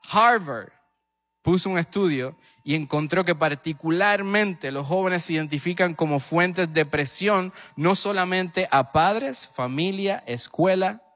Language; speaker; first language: Spanish; early bilingual, other home language; English